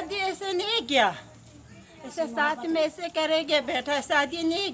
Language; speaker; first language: Hindi; non-native, learner; Tibetan